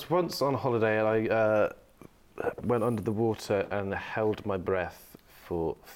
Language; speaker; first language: English; native; English